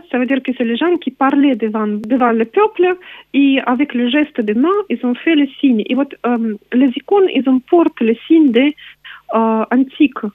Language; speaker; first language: French; non-native, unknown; Russian